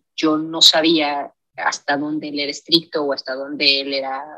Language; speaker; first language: Spanish; native; Spanish